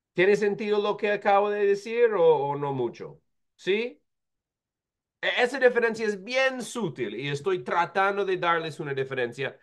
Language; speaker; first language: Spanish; non-native, fluent; English